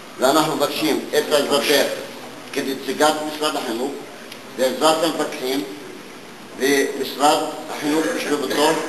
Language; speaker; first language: Hebrew; non-native, local second language; Arabic